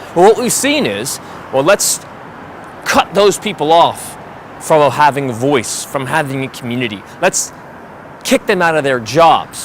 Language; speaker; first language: English; native; English